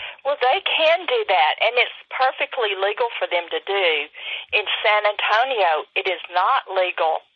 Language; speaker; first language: English; native; English